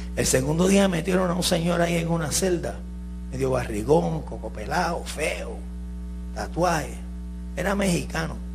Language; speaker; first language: Spanish; early bilingual, heritage; Spanish